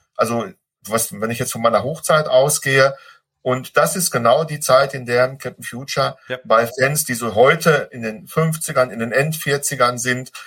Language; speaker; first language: German; native; German